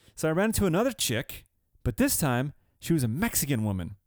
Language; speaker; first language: English; early bilingual, other home language; Spanish